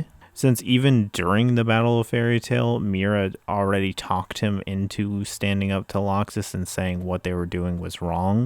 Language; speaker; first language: English; native; English